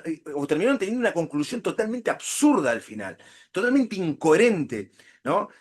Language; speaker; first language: Spanish; native; Spanish